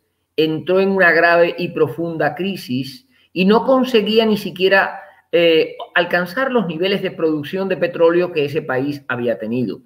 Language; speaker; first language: Spanish; native; Spanish